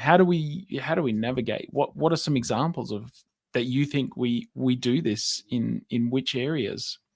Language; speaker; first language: English; native; English